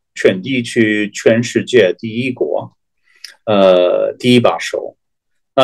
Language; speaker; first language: Chinese; non-native, fluent; English